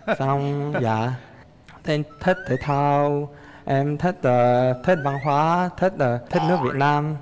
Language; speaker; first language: Vietnamese; early bilingual, heritage; Vietnamese